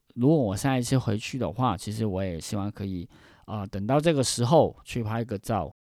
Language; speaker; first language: Chinese; non-native, fluent; Cantonese